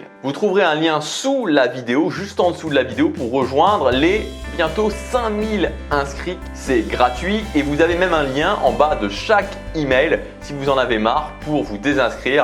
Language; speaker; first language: French; native; French